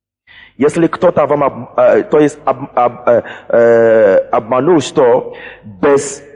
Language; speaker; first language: Russian; non-native, fluent; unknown